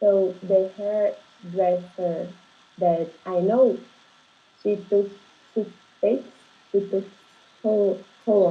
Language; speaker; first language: English; non-native, learner; Portuguese